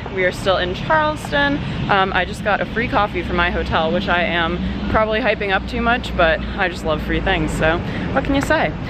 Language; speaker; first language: English; native; English